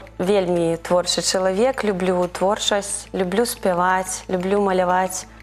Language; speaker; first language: Belarusian; non-native, local second language; Russian